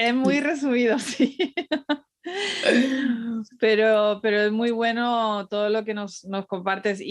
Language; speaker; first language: Spanish; native; Spanish